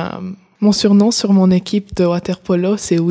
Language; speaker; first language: French; early bilingual, heritage; English